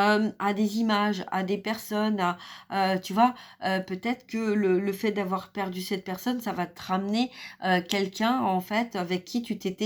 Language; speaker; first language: French; native; French